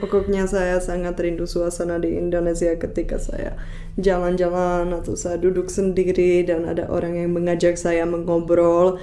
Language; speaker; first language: Indonesian; non-native, fluent; Czech